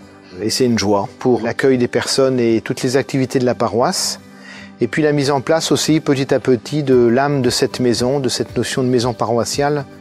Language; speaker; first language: French; native; French